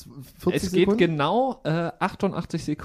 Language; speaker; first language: German; native; German